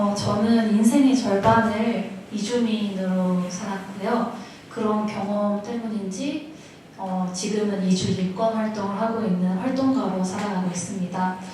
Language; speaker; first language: Korean; early bilingual, other home language; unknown